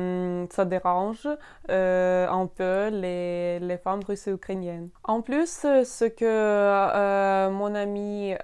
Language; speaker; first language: French; non-native, fluent; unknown